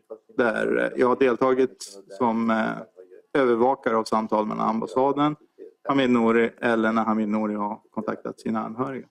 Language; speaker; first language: Swedish; native; Swedish